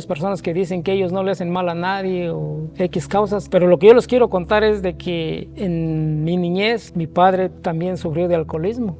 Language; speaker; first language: Spanish; native; Spanish